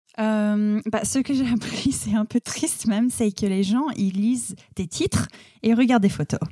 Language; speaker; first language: French; non-native, fluent; English